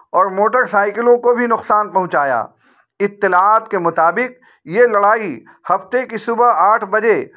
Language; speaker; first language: Hindi; native; Hindi